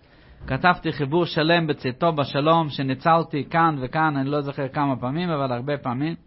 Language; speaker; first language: Hebrew; non-native, fluent; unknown